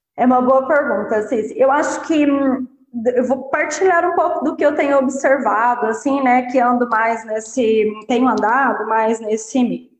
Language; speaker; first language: Portuguese; native; Portuguese